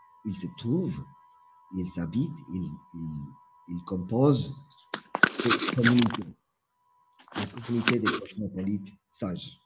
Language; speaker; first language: French; non-native, fluent; Spanish